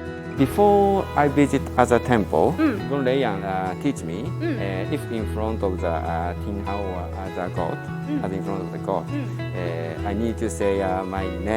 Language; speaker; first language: English; non-native, learner; Japanese